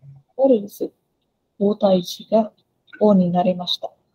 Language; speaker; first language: Japanese; non-native, learner; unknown